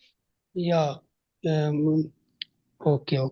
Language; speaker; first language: English; non-native, learner; Hindi